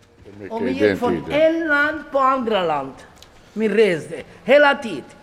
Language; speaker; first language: Swedish; non-native, learner; Romany